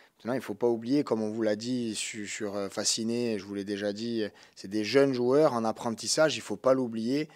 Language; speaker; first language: French; native; French